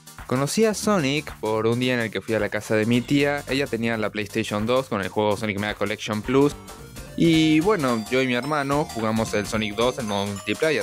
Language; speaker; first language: Spanish; native; Spanish